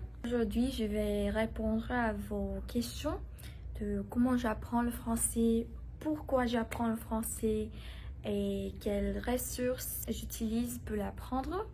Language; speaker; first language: French; non-native, learner; English